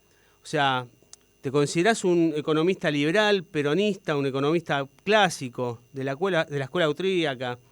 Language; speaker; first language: Spanish; native; Spanish